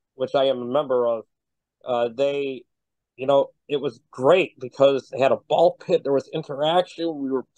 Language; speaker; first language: English; native; English